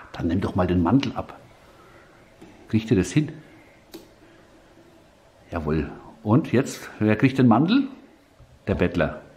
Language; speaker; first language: German; native; German